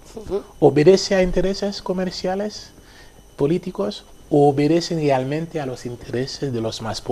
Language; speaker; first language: Spanish; non-native, fluent; Haitian Creole